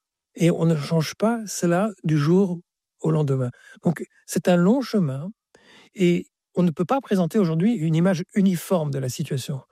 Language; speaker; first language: French; native; French